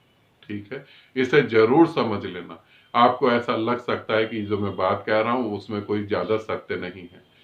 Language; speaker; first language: Hindi; native; Hindi